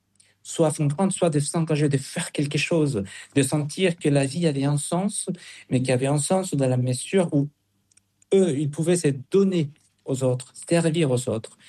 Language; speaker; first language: French; non-native, fluent; Spanish